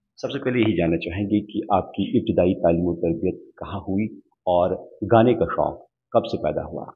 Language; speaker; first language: Hindi; non-native, local second language; Kashmiri